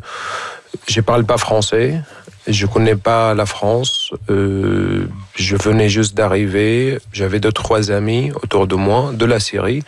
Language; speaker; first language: French; non-native, fluent; Arabic